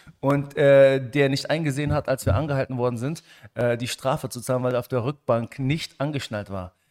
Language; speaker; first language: German; early bilingual, other home language; Arabic